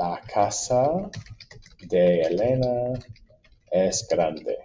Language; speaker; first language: Spanish; non-native, fluent; English